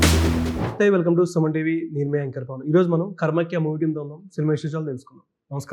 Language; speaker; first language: Telugu; native; Telugu